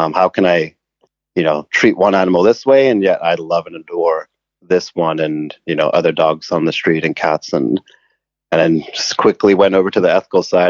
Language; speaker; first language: English; native; English